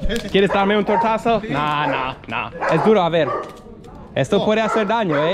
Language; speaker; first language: Spanish; non-native, fluent; English